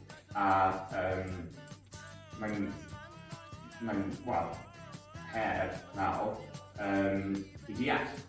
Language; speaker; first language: Welsh; non-native, learner; English